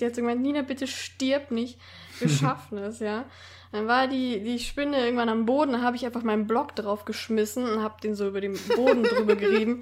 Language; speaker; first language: German; native; German